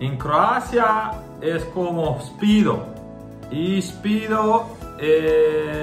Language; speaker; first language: Spanish; non-native, learner; Croatian